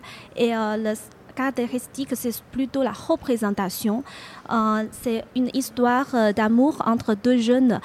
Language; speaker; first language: French; non-native, fluent; Chinese